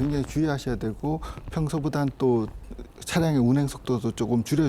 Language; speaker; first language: Korean; native; Korean